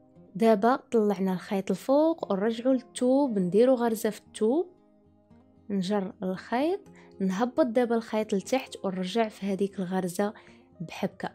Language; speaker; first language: Arabic; native; Arabic